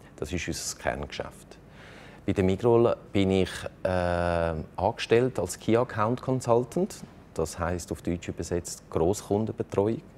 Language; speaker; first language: German; native; German